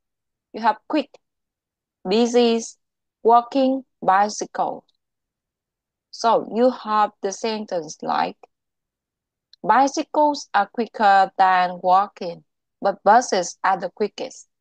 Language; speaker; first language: English; non-native, local second language; Vietnamese